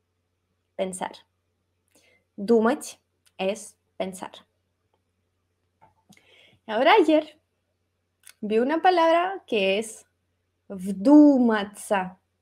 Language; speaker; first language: Spanish; non-native, fluent; Russian